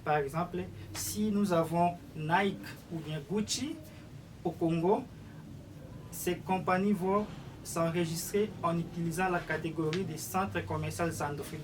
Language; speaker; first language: French; non-native, local second language; Lingala